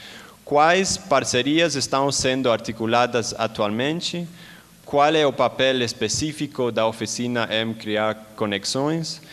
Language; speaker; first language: Portuguese; non-native, learner; Spanish